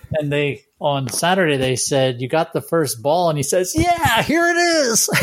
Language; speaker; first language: English; native; English